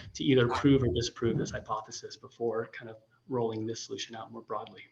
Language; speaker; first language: English; native; English